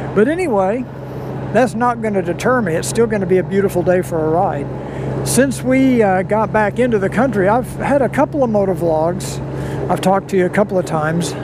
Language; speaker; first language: English; native; English